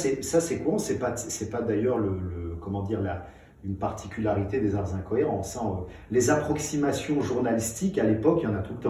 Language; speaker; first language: French; native; French